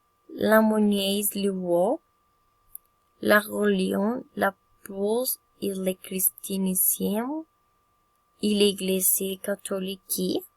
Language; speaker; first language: French; non-native, learner; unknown